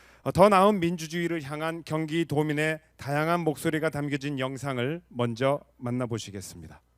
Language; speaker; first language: Korean; native; Korean